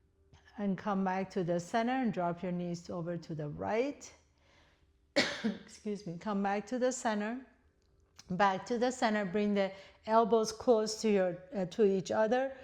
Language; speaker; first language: English; native; English